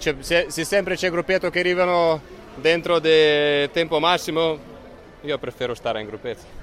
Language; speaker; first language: Italian; non-native, fluent; Lithuanian